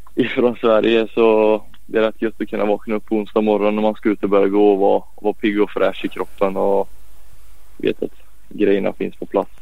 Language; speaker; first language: Swedish; native; Swedish